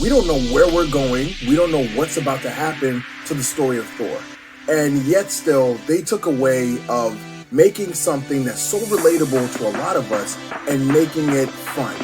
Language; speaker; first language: English; native; English